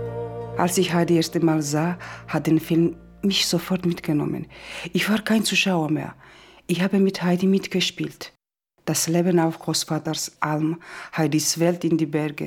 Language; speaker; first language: German; non-native, learner; Georgian